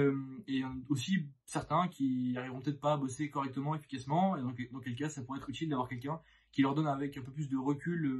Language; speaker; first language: French; native; French